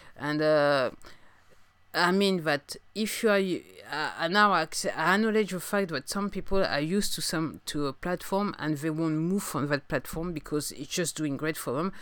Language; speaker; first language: English; non-native, fluent; French